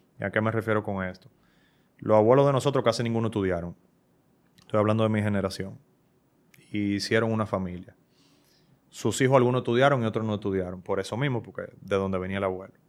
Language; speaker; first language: Spanish; native; Spanish